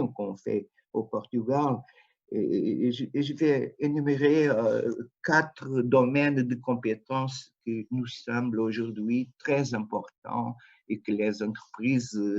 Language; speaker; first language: French; non-native, fluent; Portuguese